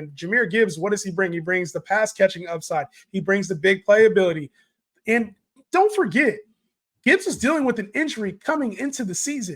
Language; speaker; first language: English; native; English